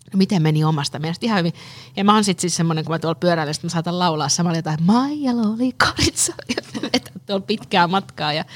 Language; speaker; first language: Finnish; native; Finnish